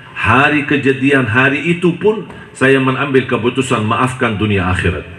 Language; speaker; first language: Indonesian; non-native, fluent; Arabic